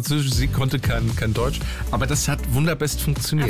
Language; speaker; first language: German; native; German